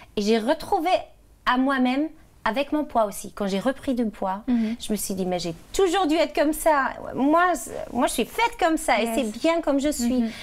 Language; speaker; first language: French; non-native, fluent; German